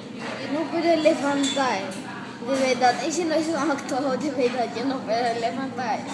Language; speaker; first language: Spanish; non-native, learner; Dutch